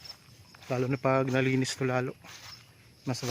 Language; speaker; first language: Filipino; native; Filipino